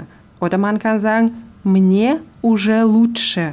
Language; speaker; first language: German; non-native, fluent; Russian